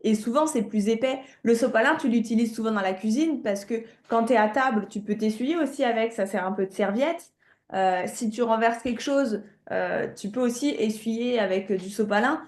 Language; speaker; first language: French; native; French